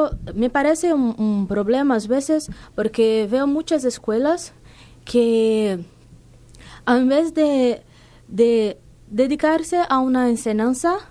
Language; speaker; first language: Spanish; non-native, fluent; Portuguese